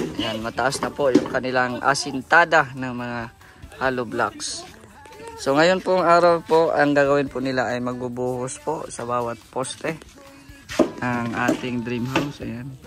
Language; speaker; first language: Filipino; non-native, local second language; Cebuano